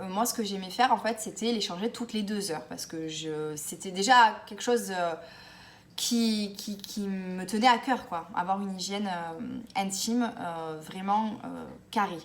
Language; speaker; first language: French; native; French